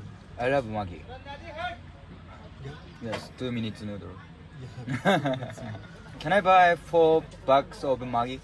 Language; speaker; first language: English; non-native, learner; Japanese